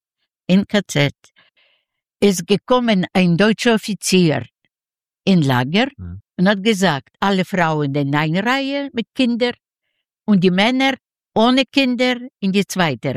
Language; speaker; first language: German; non-native, learner; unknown